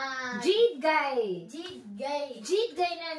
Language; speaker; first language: Hindi; non-native, local second language; Tamil